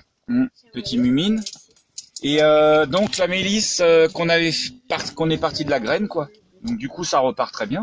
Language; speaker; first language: French; native; French